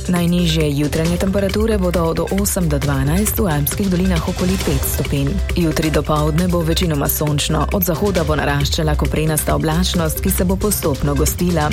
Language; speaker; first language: Slovenian; native; Slovenian